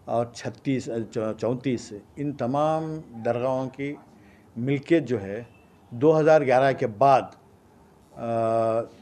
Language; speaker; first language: Hindi; non-native, local second language; Urdu